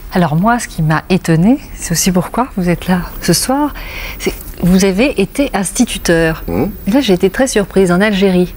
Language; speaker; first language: French; native; French